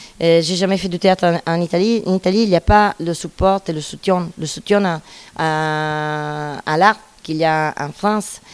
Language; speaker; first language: French; non-native, fluent; Italian